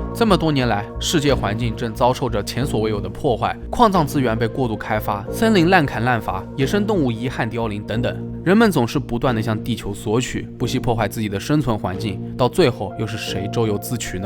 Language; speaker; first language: Chinese; native; Chinese